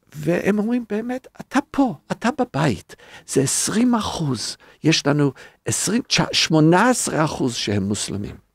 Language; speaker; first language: Hebrew; non-native, fluent; English